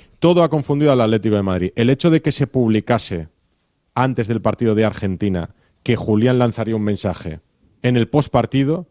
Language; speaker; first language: Spanish; native; Spanish